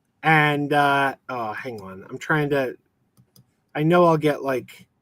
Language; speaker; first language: English; native; English